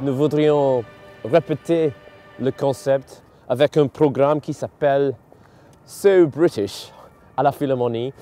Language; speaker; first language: French; non-native, fluent; English